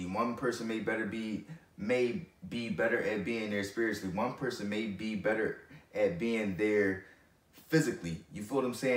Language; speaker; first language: English; native; English